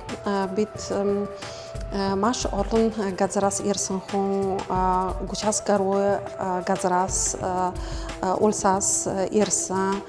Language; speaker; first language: Mongolian; non-native, fluent; Polish